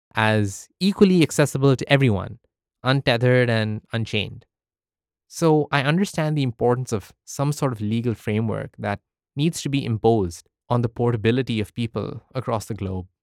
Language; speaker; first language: English; early bilingual, other home language; Arabic